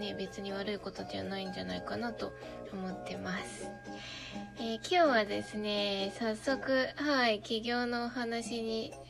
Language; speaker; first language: Japanese; native; Japanese